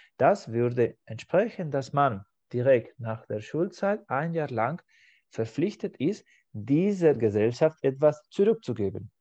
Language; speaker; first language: German; non-native, fluent; Spanish